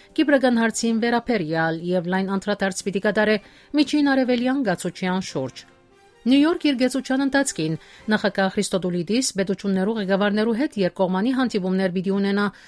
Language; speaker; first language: Armenian; early bilingual, heritage; Armenian